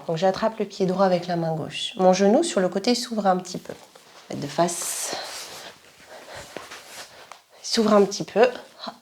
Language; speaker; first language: French; native; French